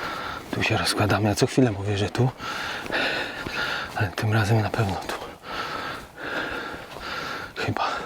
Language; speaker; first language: Polish; native; Polish